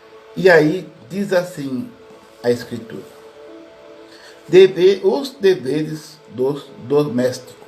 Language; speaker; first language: Portuguese; native; Portuguese